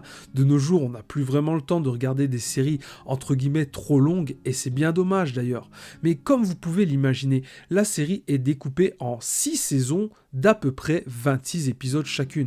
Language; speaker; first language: French; native; French